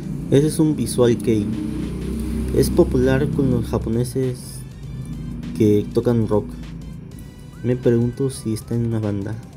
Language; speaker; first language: Spanish; native; Spanish